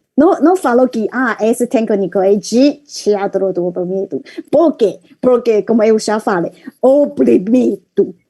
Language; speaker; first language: Portuguese; non-native, learner; Chinese